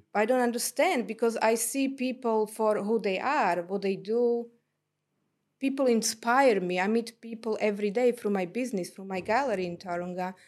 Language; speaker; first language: English; non-native, fluent; Slovak